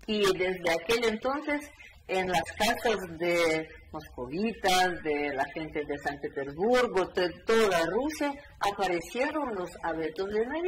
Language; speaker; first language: Spanish; non-native, fluent; Russian